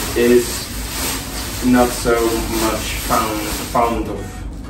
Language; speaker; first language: English; non-native, fluent; Dutch